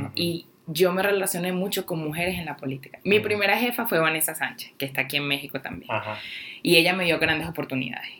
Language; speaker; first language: Spanish; native; Spanish